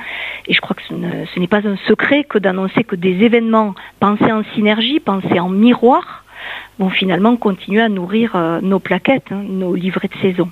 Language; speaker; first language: French; native; French